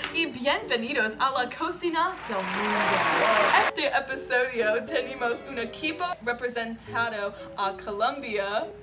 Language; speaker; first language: Spanish; non-native, learner; English